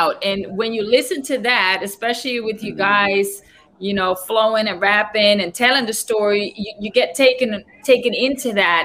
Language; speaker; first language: English; non-native, fluent; Dutch